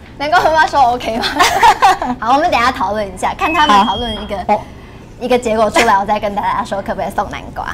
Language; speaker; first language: Chinese; native; Chinese